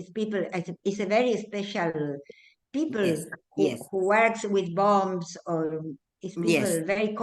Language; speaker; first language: English; non-native, learner; Spanish